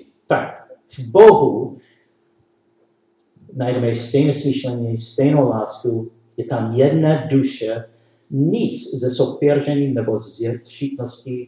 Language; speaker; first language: Czech; non-native, learner; English